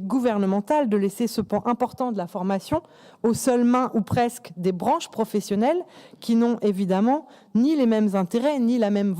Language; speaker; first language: French; native; French